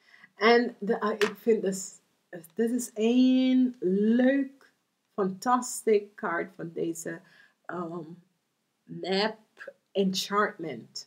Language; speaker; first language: Dutch; non-native, learner; English